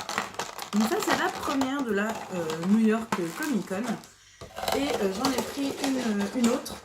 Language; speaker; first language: French; native; French